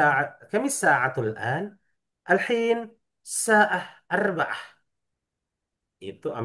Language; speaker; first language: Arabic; non-native, fluent; Indonesian